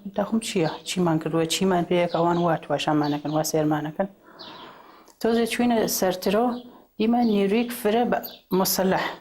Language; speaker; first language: Central Kurdish; native; Central Kurdish